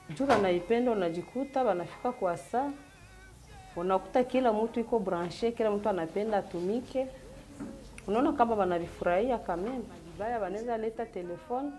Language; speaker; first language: Swahili; native; Swahili